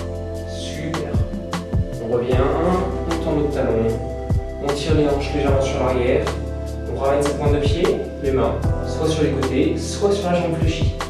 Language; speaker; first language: French; native; French